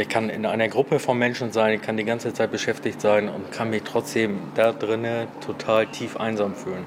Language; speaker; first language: German; native; German